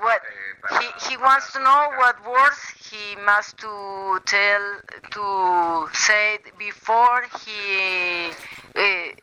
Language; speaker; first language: English; non-native, learner; Spanish